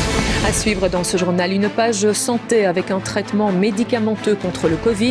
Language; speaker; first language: French; native; French